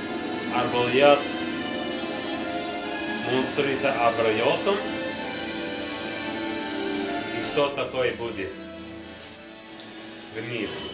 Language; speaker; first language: Russian; non-native, learner; English